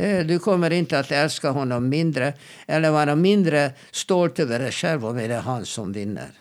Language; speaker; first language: Swedish; non-native, fluent; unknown